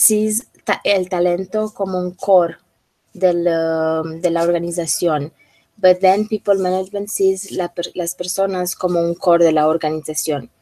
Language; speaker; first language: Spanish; non-native, learner; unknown